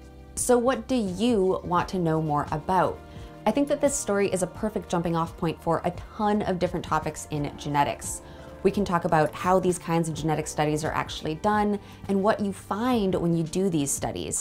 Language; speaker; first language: English; native; English